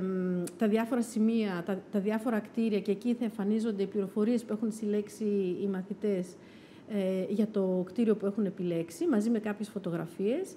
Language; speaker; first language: Greek; native; Greek